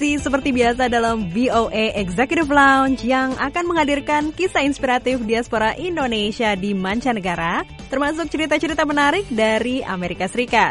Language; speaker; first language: Indonesian; native; Indonesian